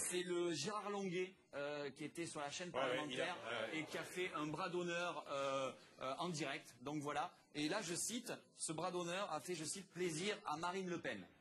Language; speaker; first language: French; native; French